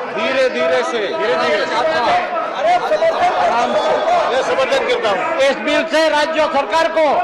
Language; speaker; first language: Hindi; non-native, local second language; Gujarati